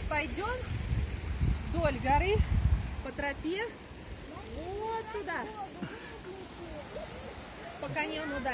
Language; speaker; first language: Russian; native; Russian